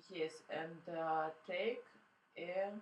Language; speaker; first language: English; non-native, learner; Russian